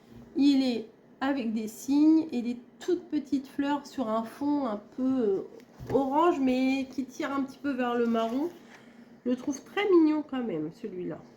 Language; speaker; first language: French; native; French